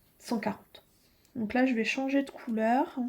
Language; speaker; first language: French; native; French